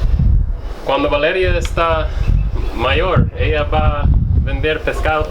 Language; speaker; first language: Spanish; non-native, learner; English